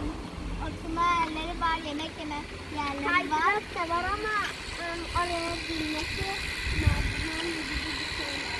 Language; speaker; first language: Turkish; early bilingual, heritage; Turkish